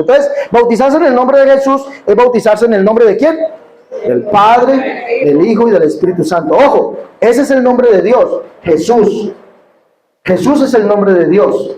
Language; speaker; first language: Spanish; native; Spanish